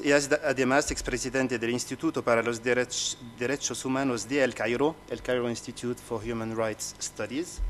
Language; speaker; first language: Spanish; non-native, fluent; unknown